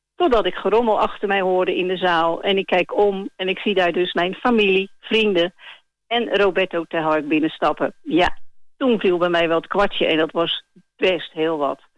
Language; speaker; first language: Dutch; native; Dutch